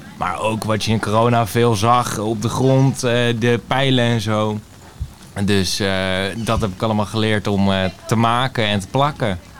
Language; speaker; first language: Dutch; native; Dutch